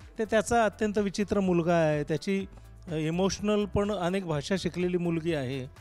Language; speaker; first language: Marathi; native; Marathi